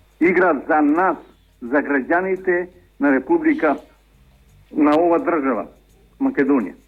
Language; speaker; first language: Macedonian; native; Macedonian